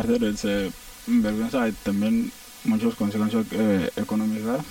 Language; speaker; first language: Spanish; non-native, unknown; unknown